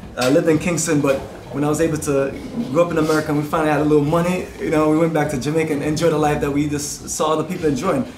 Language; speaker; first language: English; native; English